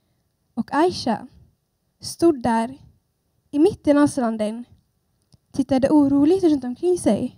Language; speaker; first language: Swedish; early bilingual, other home language; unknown